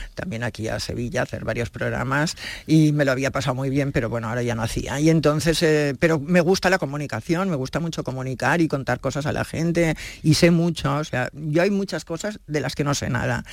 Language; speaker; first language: Spanish; native; Spanish